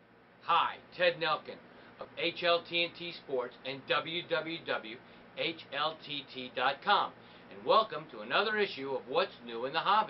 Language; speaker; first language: English; native; English